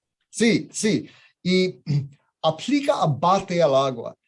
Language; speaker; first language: Spanish; non-native, fluent; English